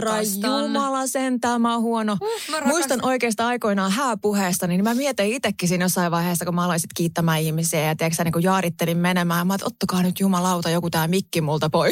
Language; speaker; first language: Finnish; native; Finnish